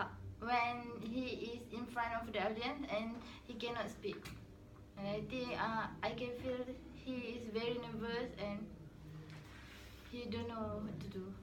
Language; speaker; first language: English; non-native, learner; Malay